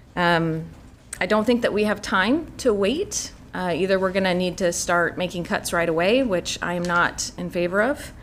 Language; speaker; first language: English; native; English